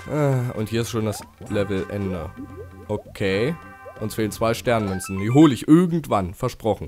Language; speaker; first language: German; native; German